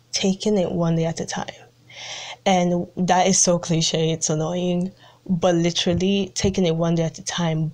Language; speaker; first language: English; early bilingual, other home language; Italian